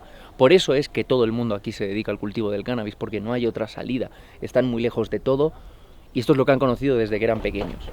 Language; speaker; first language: Spanish; native; Spanish